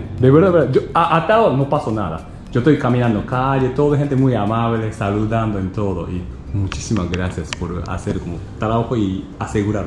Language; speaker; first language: Spanish; non-native, learner; Japanese